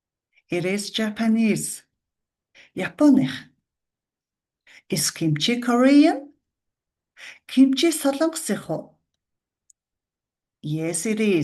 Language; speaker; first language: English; non-native, fluent; Mongolian